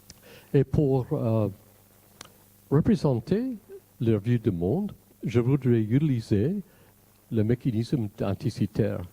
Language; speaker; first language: French; non-native, fluent; English